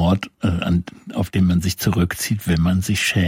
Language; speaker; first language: German; native; German